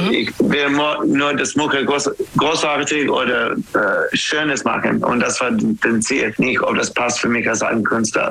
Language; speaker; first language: German; non-native, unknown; English